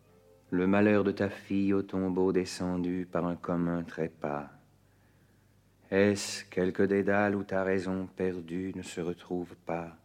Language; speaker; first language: French; native; French